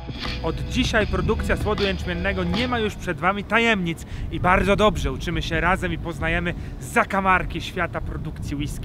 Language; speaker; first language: Polish; native; Polish